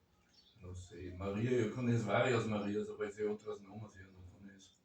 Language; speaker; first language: Portuguese; non-native, learner; German